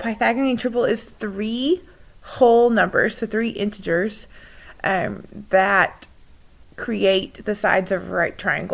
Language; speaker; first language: English; native; English